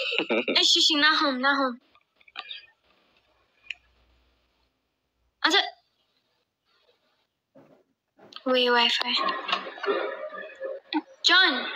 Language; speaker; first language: Amharic; non-native, learner; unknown